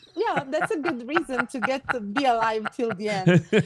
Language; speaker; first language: English; non-native, fluent; Sicilian